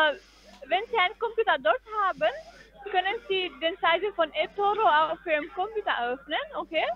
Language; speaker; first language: German; non-native, fluent; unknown